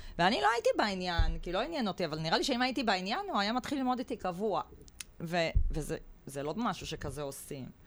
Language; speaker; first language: Hebrew; native; Hebrew